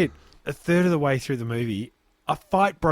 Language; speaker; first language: English; native; English